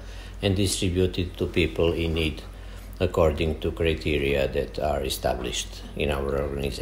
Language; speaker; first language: English; non-native, fluent; Serbian